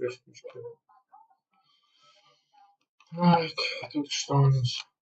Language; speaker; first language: Russian; native; Russian